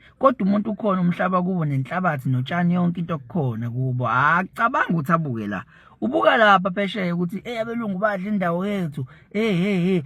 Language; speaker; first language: Zulu; native; Zulu